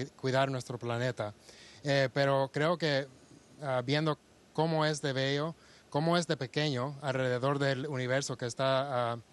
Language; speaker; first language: Spanish; early bilingual, heritage; Spanish